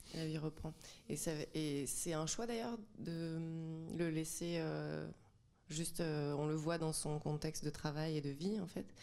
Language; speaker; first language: French; native; French